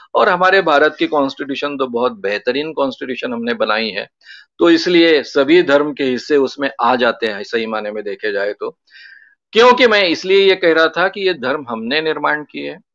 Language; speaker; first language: Hindi; non-native, local second language; Marathi